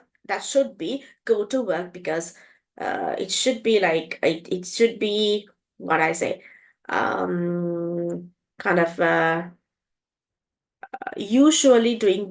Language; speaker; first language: English; non-native, fluent; Sinhala